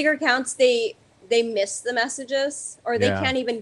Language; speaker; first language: English; non-native, local second language; Filipino